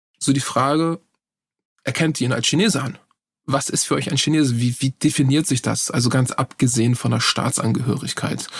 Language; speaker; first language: German; native; German